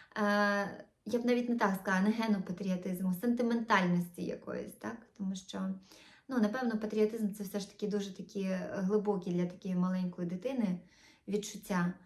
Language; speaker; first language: Ukrainian; non-native, local second language; Russian